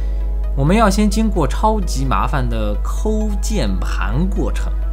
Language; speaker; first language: Chinese; native; Chinese